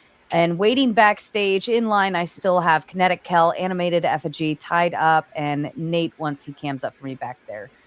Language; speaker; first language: English; native; English